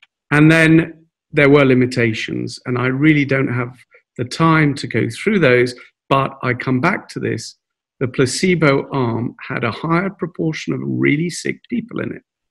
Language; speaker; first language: English; native; English